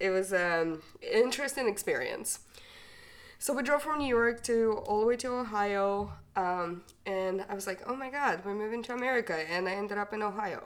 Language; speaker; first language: English; non-native, fluent; Ukrainian